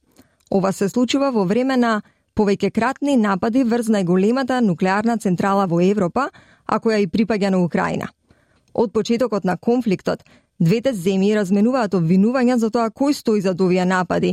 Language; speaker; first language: Macedonian; native; Macedonian